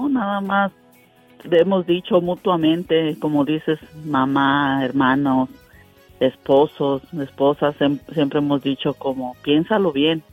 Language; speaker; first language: Spanish; native; Spanish